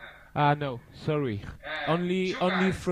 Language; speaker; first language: English; non-native, learner; French